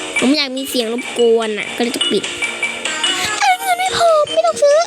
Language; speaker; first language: Thai; native; Thai